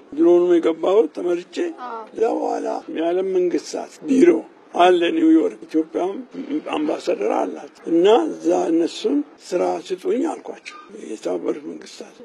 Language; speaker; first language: Amharic; non-native, local second language; Oromo